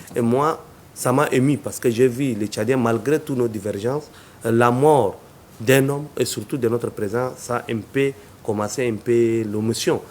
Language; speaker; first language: French; non-native, local second language; Arabic